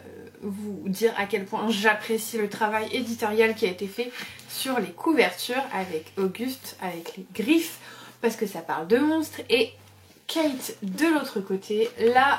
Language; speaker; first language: French; native; French